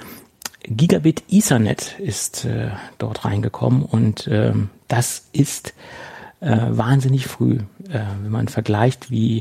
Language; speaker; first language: German; native; German